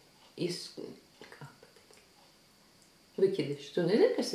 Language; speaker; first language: Latvian; early bilingual, heritage; Latvian